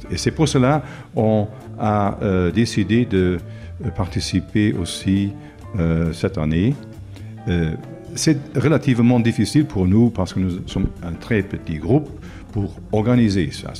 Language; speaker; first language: French; non-native, local second language; Luxembourgish